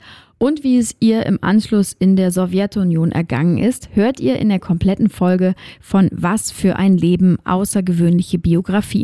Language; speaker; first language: German; native; German